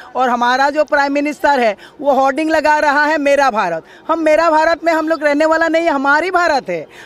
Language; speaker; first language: Hindi; non-native, local second language; Assamese